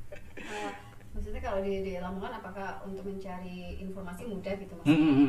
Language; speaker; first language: Indonesian; native; Indonesian